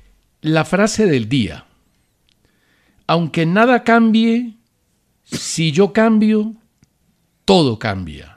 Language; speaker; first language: Spanish; native; Spanish